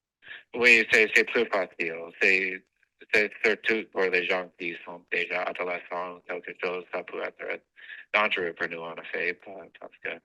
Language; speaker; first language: French; non-native, fluent; English